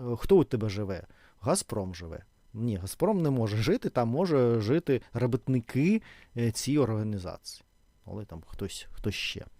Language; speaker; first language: Ukrainian; non-native, local second language; Russian